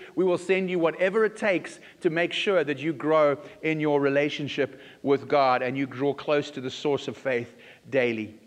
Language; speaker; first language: English; native; English